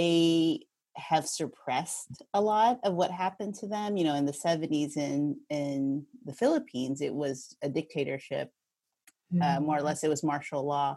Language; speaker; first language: English; early bilingual, other home language; Filipino